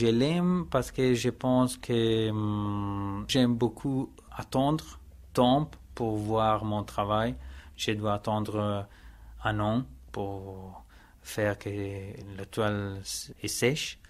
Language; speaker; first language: French; non-native, learner; Italian